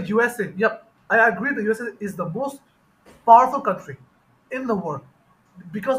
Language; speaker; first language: English; non-native, fluent; Bangla